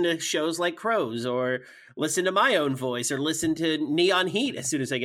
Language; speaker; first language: English; native; English